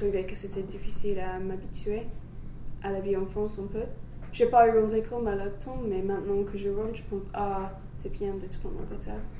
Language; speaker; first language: French; non-native, learner; English